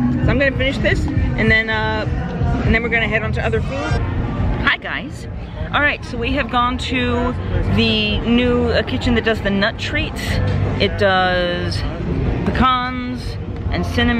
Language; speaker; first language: English; native; English